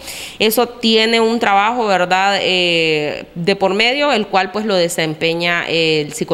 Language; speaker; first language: Spanish; native; Spanish